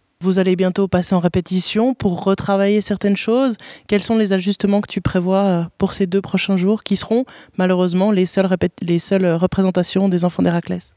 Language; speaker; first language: French; native; French